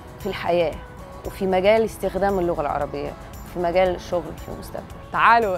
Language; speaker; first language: Arabic; non-native, fluent; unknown